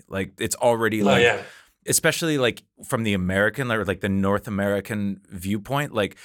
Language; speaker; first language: English; native; English